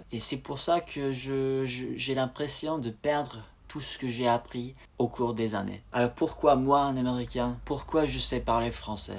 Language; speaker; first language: French; non-native, fluent; English